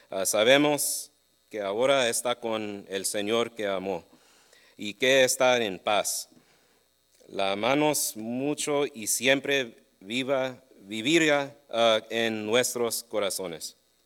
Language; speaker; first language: Spanish; early bilingual, heritage; Spanish